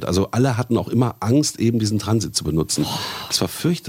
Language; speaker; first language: German; native; German